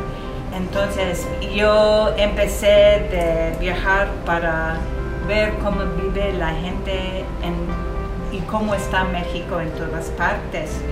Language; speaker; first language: Spanish; early bilingual, heritage; English